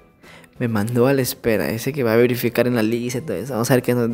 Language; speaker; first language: Spanish; native; Spanish